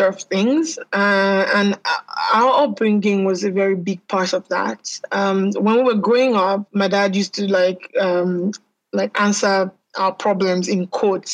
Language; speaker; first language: English; non-native, local second language; Yoruba